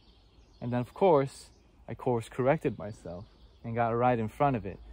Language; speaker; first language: English; native; English